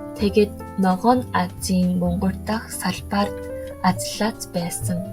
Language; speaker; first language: Mongolian; non-native, learner; Korean